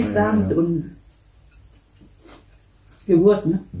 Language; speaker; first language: German; non-native, learner; Thai